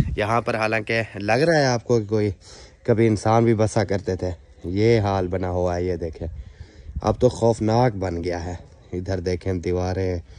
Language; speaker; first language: Urdu; non-native, local second language; Saraiki